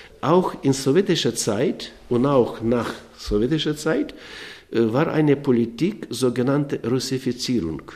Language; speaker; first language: German; non-native, learner; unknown